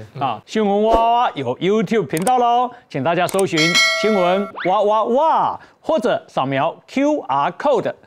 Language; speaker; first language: Chinese; native; Chinese